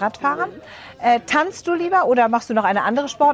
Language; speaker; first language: German; native; German